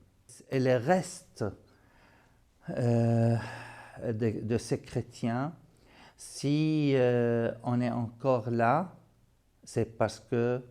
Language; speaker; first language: French; non-native, fluent; Arabic